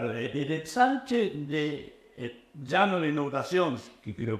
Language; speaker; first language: Spanish; native; Spanish